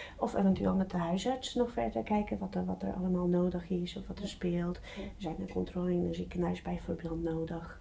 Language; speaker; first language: Dutch; non-native, fluent; Czech